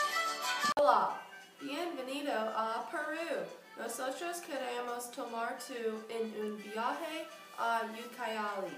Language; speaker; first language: Spanish; non-native, learner; English